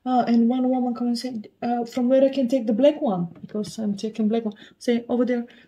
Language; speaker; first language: English; non-native, learner; Bulgarian